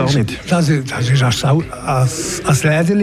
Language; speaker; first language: German; non-native, local second language; French